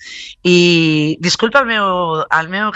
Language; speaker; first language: Catalan; non-native, local second language; Spanish